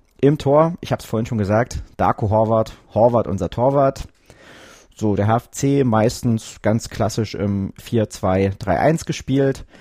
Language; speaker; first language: German; native; German